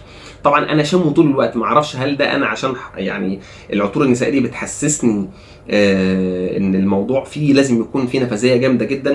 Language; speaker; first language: Arabic; native; Arabic